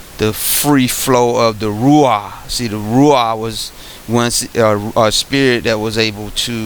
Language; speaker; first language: English; native; English